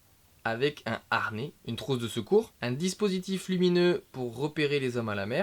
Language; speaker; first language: French; native; French